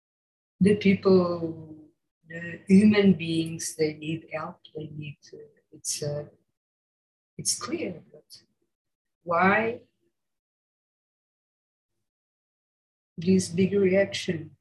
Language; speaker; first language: English; non-native, learner; Portuguese